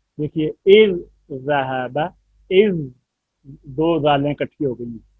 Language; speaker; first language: Urdu; non-native, local second language; Punjabi